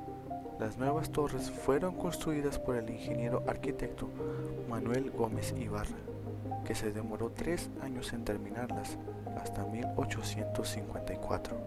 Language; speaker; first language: Spanish; native; Spanish